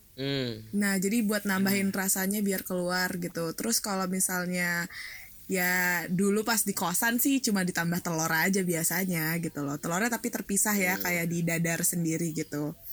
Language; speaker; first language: Indonesian; native; Indonesian